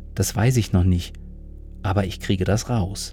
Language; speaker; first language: German; native; German